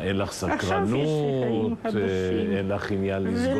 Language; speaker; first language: Hebrew; native; Hebrew